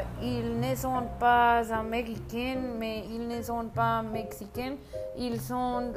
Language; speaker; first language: French; non-native, learner; Spanish